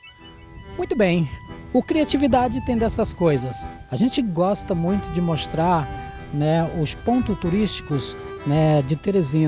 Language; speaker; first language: Portuguese; native; Portuguese